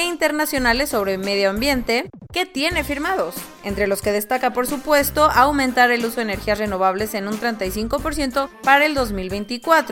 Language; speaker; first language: Spanish; native; Spanish